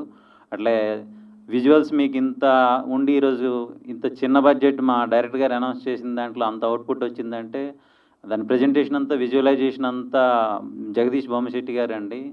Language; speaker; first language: Telugu; native; Telugu